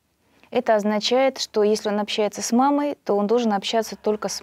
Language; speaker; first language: Russian; native; Russian